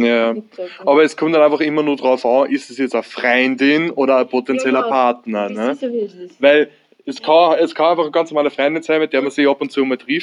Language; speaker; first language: German; native; German